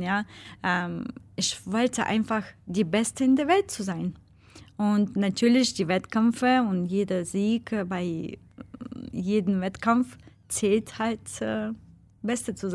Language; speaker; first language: German; non-native, fluent; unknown